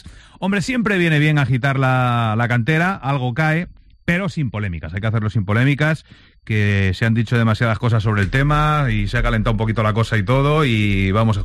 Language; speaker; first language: Spanish; native; Spanish